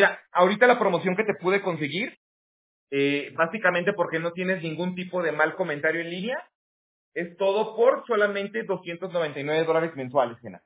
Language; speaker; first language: Spanish; native; Spanish